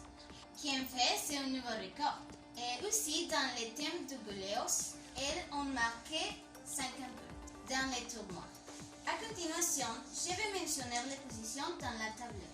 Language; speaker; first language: French; non-native, learner; Spanish